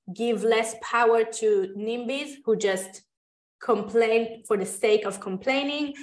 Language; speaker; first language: English; non-native, fluent; Hebrew